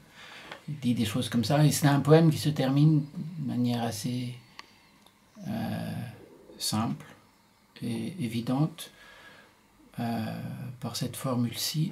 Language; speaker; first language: French; native; French